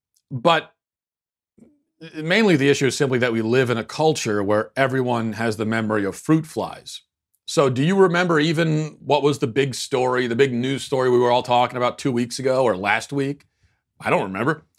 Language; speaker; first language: English; native; English